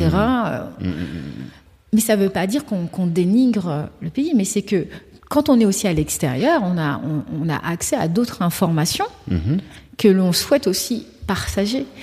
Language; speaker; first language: French; early bilingual, other home language; Kabuverdianu